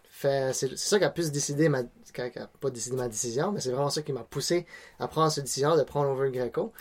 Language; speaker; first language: French; non-native, local second language; Cantonese